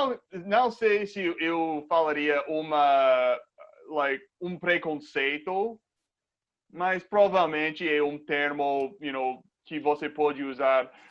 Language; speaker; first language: Portuguese; non-native, fluent; English